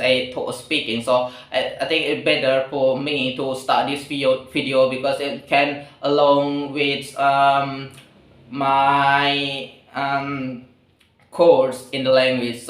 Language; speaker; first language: English; non-native, learner; Indonesian